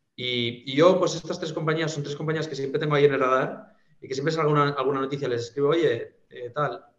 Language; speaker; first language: Spanish; native; Spanish